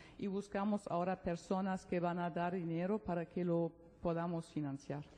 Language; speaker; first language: Spanish; non-native, fluent; German